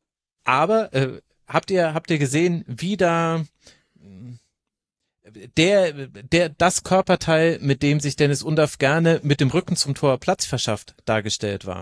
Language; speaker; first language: German; native; German